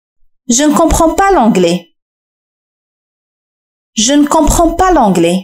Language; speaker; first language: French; non-native, fluent; Arabic